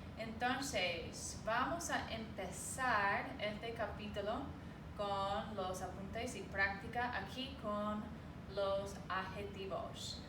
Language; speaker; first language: Spanish; non-native, fluent; English